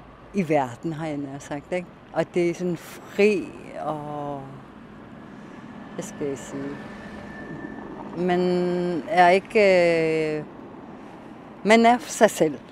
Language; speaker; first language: Danish; non-native, local second language; Kalaallisut